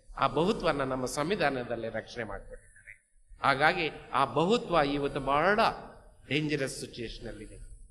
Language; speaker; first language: Kannada; non-native, local second language; Telugu